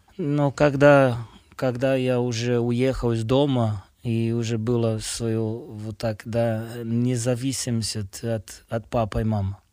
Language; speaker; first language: Russian; non-native, fluent; Portuguese